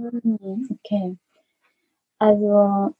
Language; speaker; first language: German; non-native, fluent; Korean